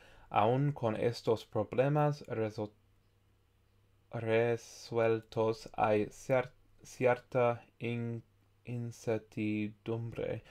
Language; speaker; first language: Spanish; non-native, learner; English